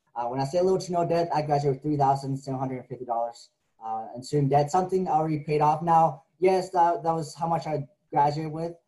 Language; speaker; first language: English; native; English